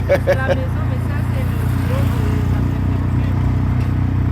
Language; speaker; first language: French; non-native, local second language; Malagasy